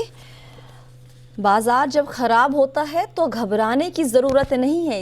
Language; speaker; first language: Hindi; native; Hindi